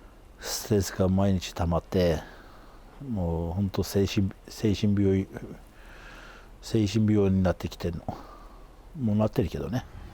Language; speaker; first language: Japanese; non-native, fluent; Kurdish